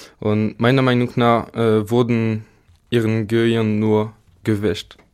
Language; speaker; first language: German; non-native, learner; French